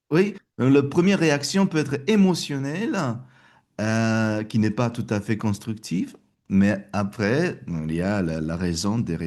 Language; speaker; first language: French; non-native, fluent; Russian